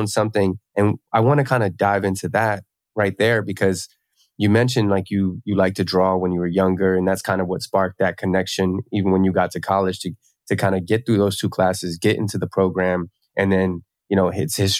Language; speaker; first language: English; native; English